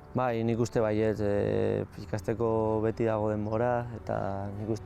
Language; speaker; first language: Basque; non-native, local second language; Spanish